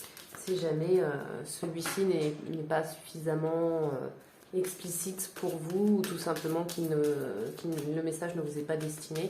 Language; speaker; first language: French; native; French